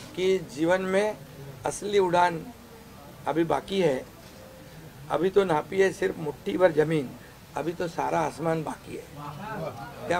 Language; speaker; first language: Hindi; non-native, local second language; Marathi